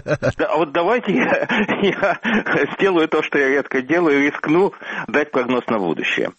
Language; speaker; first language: Russian; native; Russian